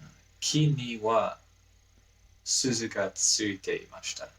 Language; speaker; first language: Japanese; non-native, learner; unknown